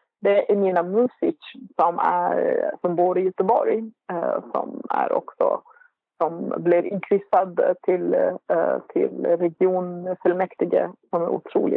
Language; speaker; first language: Swedish; non-native, fluent; Arabic